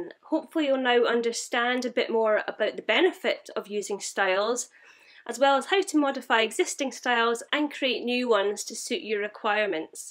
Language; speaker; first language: English; native; English